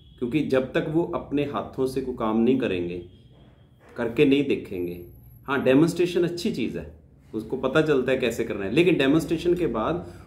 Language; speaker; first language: Hindi; non-native, local second language; Punjabi